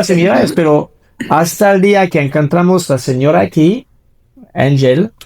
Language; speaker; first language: Spanish; non-native, fluent; French